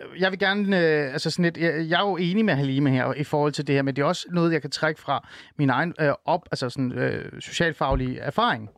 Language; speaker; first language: Danish; early bilingual, other home language; Persian